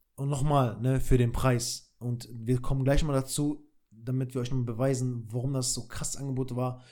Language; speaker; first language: German; early bilingual, other home language; Albanian